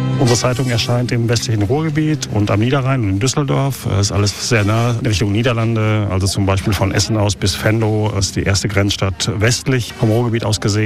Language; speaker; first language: German; native; German